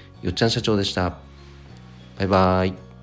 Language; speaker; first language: Japanese; native; Japanese